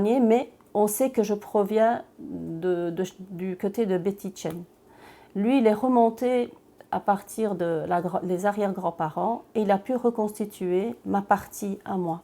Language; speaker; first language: French; early bilingual, other home language; Chinese